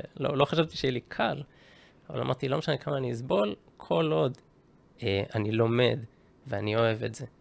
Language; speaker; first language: Hebrew; early bilingual, other home language; Japanese